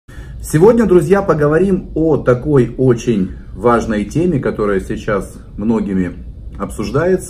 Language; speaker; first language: Russian; native; Russian